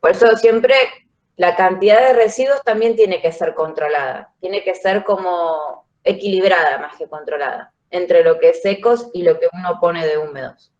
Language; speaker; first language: Spanish; native; Spanish